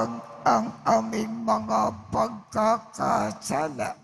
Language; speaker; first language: Filipino; native; Filipino